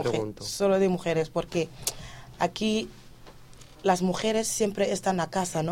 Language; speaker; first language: Spanish; non-native, fluent; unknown